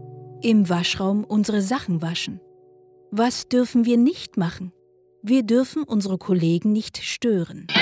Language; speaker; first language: German; native; German